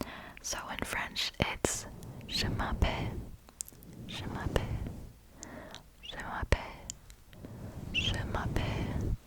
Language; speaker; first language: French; non-native, learner; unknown